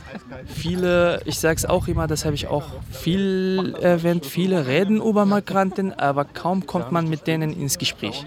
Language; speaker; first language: German; non-native, fluent; Kurdish